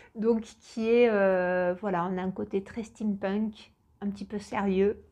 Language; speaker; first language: French; native; French